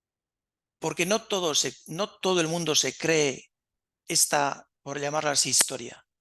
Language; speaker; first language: Spanish; native; Spanish